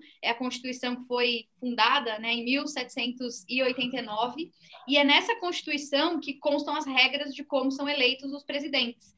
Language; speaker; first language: Portuguese; native; Portuguese